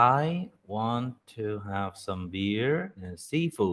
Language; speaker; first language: English; non-native, learner; Vietnamese